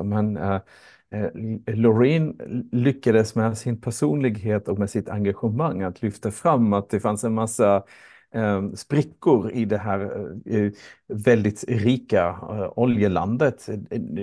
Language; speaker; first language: Swedish; native; Swedish